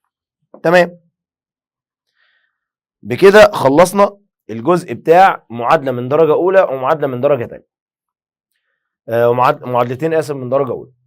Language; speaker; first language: Arabic; native; Arabic